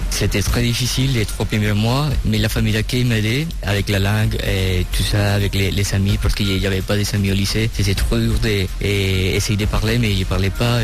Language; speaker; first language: French; non-native, learner; Spanish